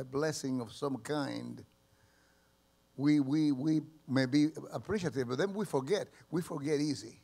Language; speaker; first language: English; early bilingual, other home language; Spanish